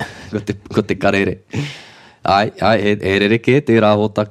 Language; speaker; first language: Māori; non-native, local second language; English